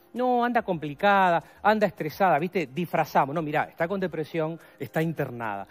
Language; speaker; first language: Spanish; native; Spanish